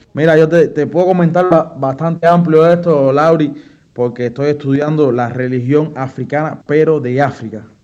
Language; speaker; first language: Spanish; native; Spanish